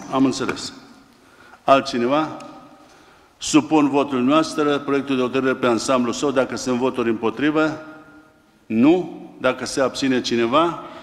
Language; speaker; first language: Romanian; native; Romanian